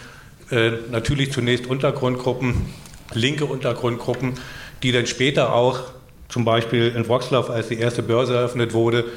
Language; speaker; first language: German; native; German